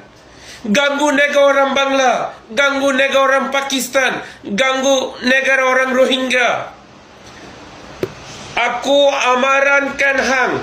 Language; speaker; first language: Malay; non-native, fluent; Bangla